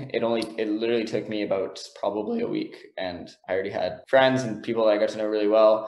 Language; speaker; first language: English; native; English